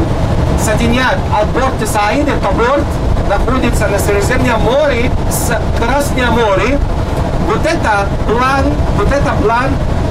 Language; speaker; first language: Russian; non-native, learner; Arabic